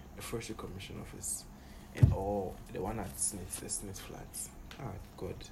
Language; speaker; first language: English; non-native, local second language; Akan